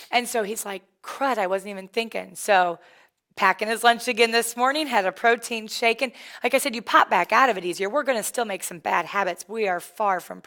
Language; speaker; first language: English; native; English